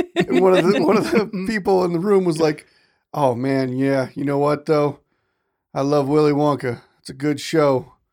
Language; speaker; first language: English; native; English